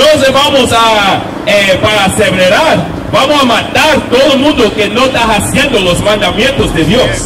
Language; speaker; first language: Spanish; non-native, learner; English